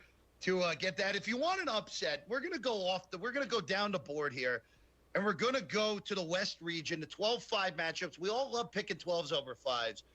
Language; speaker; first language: English; native; English